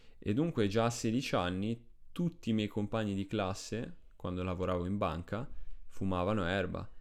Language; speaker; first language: Italian; early bilingual, other home language; Spanish